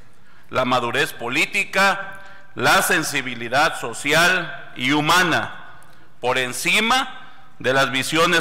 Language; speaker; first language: Spanish; native; Spanish